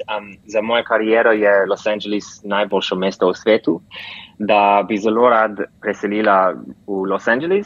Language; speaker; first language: Slovenian; early bilingual, heritage; English